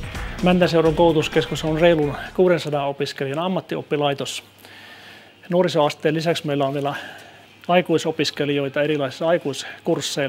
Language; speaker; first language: Finnish; native; Finnish